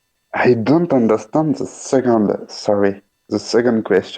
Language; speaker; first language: English; non-native, learner; French